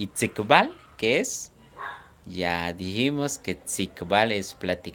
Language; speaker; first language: Spanish; non-native, local second language; Yucateco